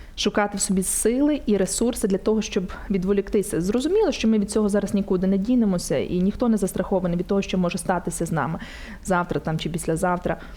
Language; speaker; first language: Ukrainian; native; Ukrainian